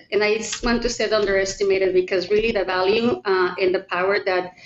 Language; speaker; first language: English; non-native, fluent; Spanish